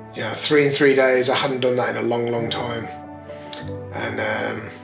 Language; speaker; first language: English; native; English